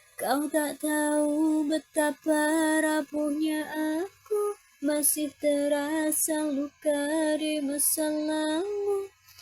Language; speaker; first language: Indonesian; native; Indonesian